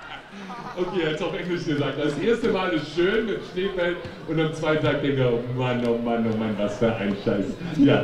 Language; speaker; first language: German; native; German